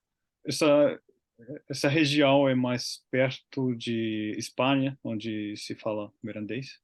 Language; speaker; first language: Portuguese; non-native, learner; Finnish